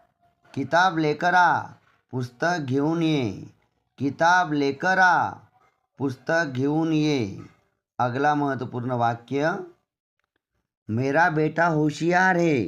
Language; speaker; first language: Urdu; non-native, local second language; Marathi